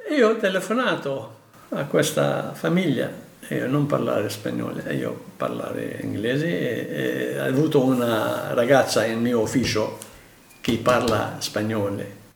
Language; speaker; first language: Italian; non-native, learner; Arabic